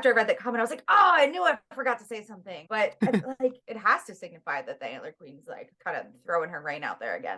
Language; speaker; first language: English; native; English